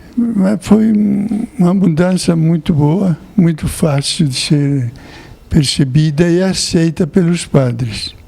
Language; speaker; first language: Portuguese; non-native, fluent; Italian